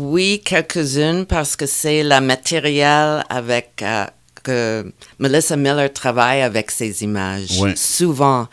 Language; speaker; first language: French; non-native, fluent; English